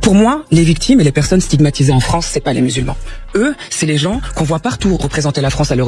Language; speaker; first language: French; early bilingual, other home language; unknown